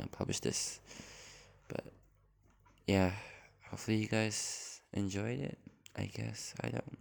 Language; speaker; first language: English; non-native, fluent; Indonesian